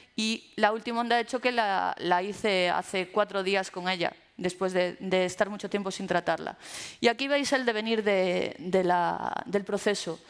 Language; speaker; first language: Spanish; native; Spanish